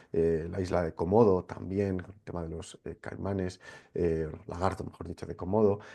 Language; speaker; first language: Spanish; native; Spanish